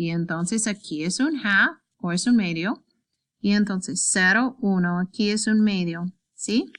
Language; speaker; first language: Spanish; non-native, learner; English